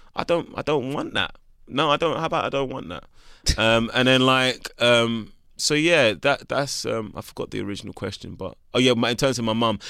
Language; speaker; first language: English; native; English